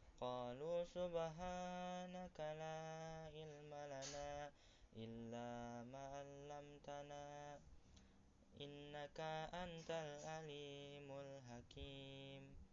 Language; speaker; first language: Arabic; non-native, learner; Indonesian